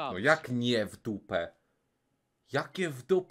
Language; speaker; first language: Polish; native; Polish